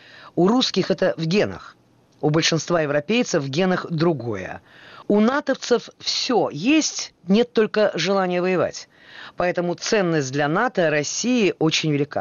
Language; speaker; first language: Russian; native; Russian